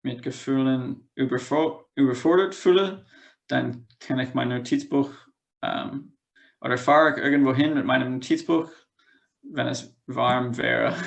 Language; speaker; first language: German; non-native, fluent; English